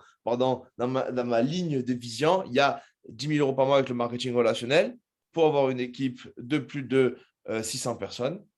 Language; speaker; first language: French; native; French